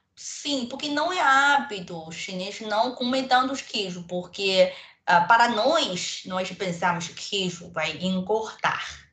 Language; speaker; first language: Portuguese; non-native, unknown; Chinese